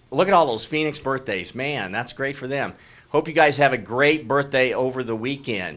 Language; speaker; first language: English; native; English